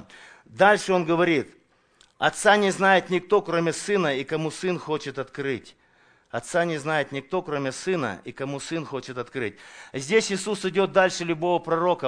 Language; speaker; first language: Russian; native; Russian